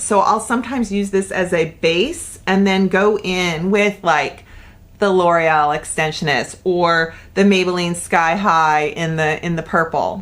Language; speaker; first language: English; native; English